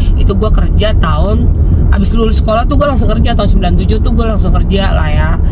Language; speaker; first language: Indonesian; native; Indonesian